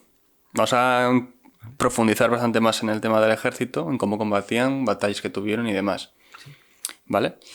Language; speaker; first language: Spanish; native; Spanish